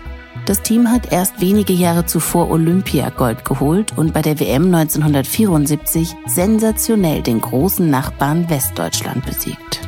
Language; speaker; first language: German; native; German